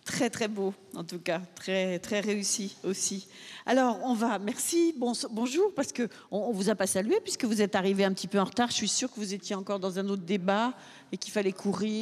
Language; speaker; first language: French; native; French